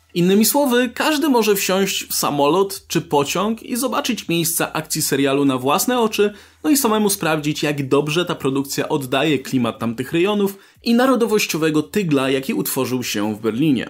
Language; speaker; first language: Polish; native; Polish